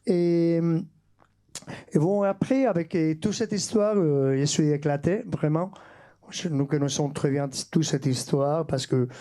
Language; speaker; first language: French; non-native, fluent; Basque